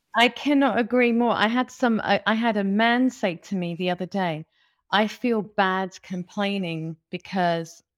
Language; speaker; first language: English; native; English